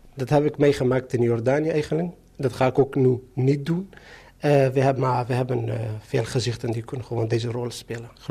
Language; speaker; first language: Dutch; non-native, fluent; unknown